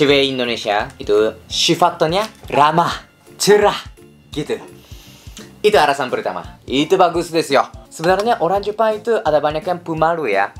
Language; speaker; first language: Indonesian; non-native, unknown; Japanese